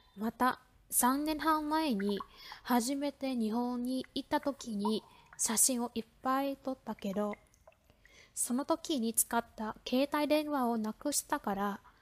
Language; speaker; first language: Japanese; non-native, fluent; Vietnamese